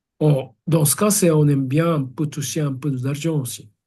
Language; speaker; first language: French; non-native, fluent; Japanese